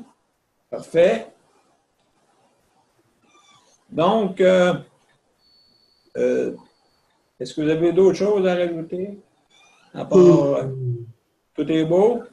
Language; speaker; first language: French; native; French